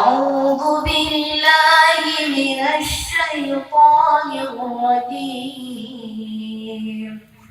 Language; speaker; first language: Arabic; non-native, learner; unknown